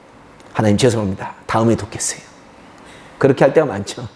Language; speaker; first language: Korean; native; Korean